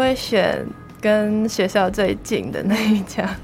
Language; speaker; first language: Chinese; non-native, local second language; Cantonese